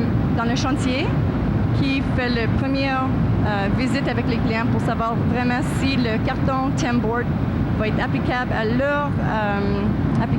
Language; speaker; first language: French; non-native, local second language; English